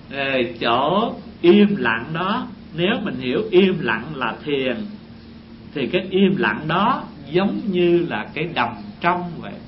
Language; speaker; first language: Vietnamese; native; Vietnamese